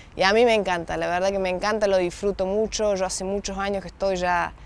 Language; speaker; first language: Spanish; native; Spanish